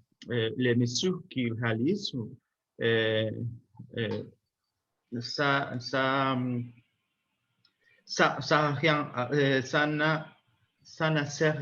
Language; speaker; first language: French; non-native, learner; Spanish